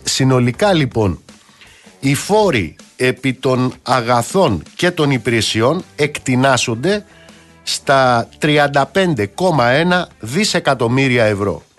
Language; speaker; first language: Greek; native; Greek